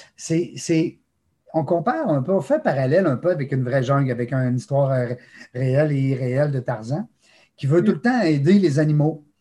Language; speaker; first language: French; native; French